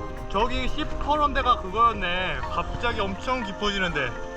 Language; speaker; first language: Korean; native; Korean